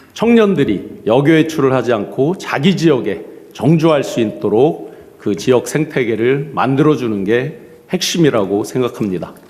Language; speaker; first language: Korean; native; Korean